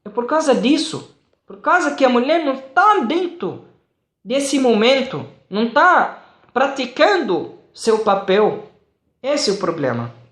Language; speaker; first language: Portuguese; non-native, fluent; Arabic